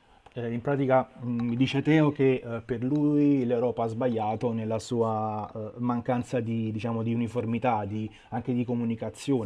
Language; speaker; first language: Italian; native; Italian